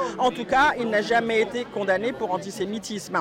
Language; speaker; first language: French; native; French